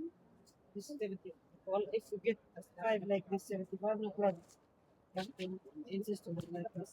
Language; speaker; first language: English; non-native, learner; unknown